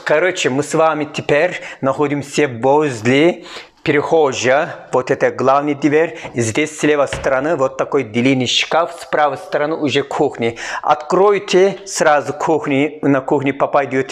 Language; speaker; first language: Russian; non-native, fluent; Turkish